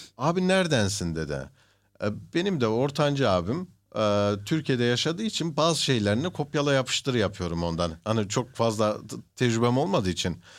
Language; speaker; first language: Turkish; early bilingual, heritage; Turkish